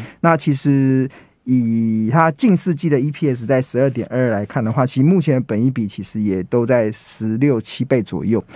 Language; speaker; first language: Chinese; native; Chinese